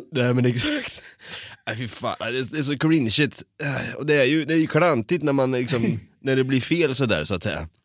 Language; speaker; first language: Swedish; native; Swedish